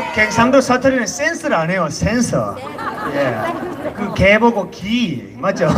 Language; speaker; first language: Korean; native; Korean